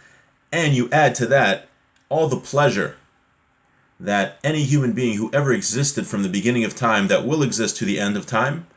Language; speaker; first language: English; native; English